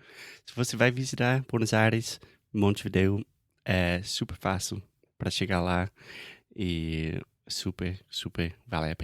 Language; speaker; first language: Portuguese; non-native, fluent; English